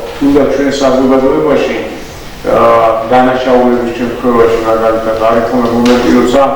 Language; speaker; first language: Georgian; non-native, local second language; Azerbaijani